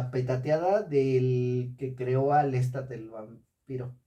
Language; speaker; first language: Spanish; native; Spanish